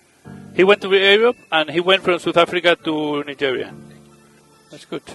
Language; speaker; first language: English; non-native, learner; Spanish